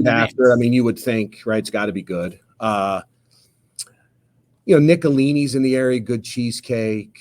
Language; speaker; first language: English; native; English